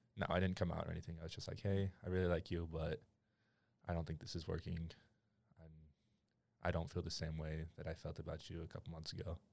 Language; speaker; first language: English; native; English